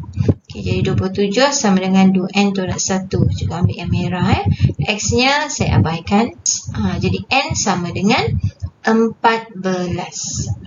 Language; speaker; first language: Malay; native; Malay